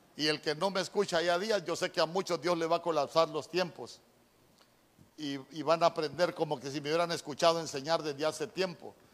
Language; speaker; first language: Spanish; native; Spanish